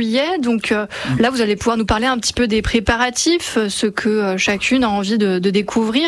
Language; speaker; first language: French; native; French